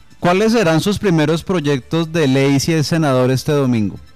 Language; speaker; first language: Spanish; native; Spanish